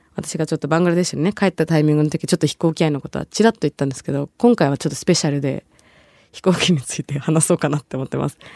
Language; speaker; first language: Japanese; early bilingual, other home language; Bangla